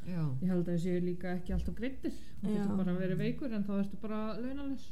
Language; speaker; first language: Icelandic; non-native, fluent; Polish